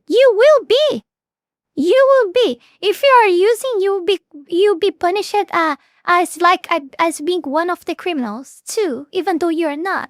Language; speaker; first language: English; non-native, fluent; Portuguese